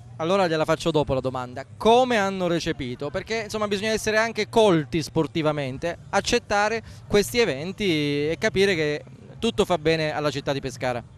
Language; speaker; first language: Italian; native; Italian